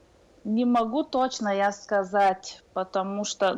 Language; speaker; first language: Russian; non-native, fluent; Lithuanian